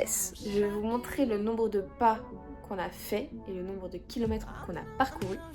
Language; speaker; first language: French; native; French